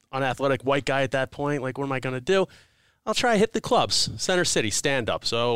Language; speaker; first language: English; native; English